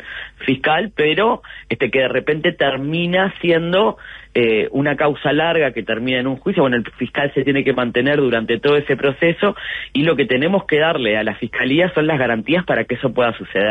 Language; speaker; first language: Spanish; native; Spanish